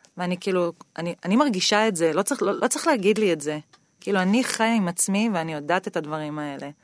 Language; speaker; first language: Hebrew; native; Hebrew